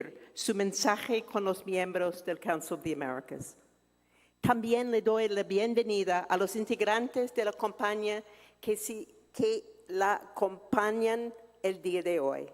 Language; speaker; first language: Spanish; non-native, fluent; English